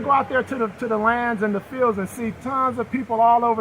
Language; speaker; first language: English; native; English